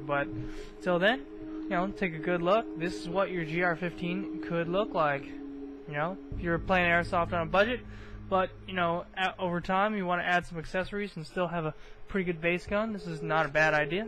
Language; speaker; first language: English; native; English